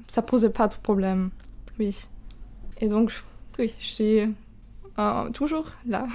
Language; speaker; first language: French; non-native, fluent; German